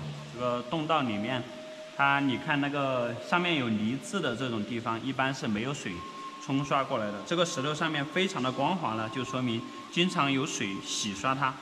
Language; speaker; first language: Chinese; native; Chinese